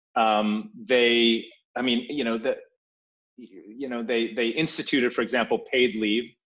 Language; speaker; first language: English; early bilingual, other home language; Polish